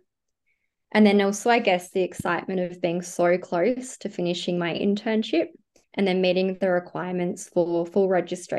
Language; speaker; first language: English; native; English